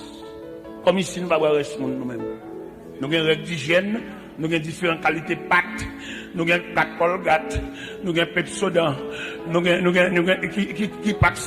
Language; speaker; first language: French; non-native, local second language; Haitian Creole